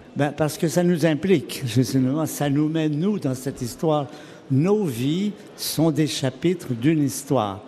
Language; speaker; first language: French; native; French